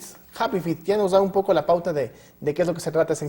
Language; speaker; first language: Spanish; native; Spanish